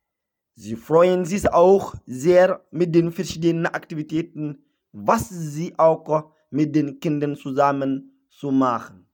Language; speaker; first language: German; non-native, learner; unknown